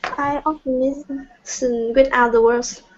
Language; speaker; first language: English; non-native, learner; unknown